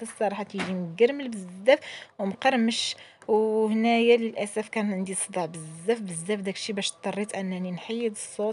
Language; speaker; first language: Arabic; native; Arabic